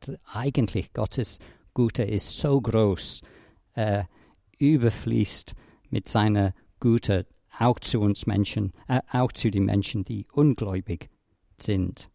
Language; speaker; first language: German; non-native, fluent; English